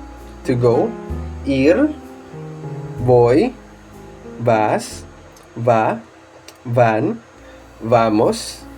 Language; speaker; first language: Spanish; non-native, learner; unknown